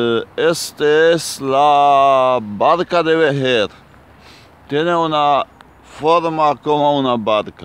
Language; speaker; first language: Spanish; non-native, fluent; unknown